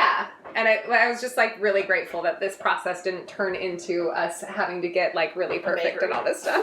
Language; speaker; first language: English; native; English